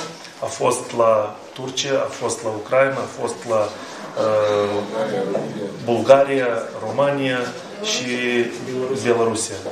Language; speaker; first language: Romanian; non-native, learner; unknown